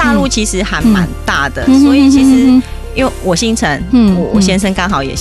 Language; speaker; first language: Chinese; native; Chinese